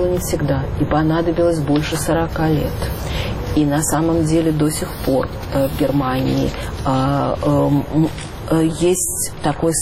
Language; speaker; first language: Russian; native; Russian